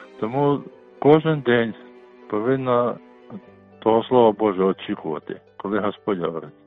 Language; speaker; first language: Ukrainian; non-native, local second language; Russian